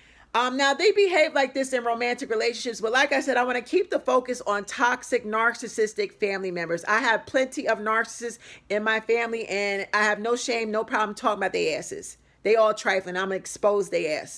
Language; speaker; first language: English; native; English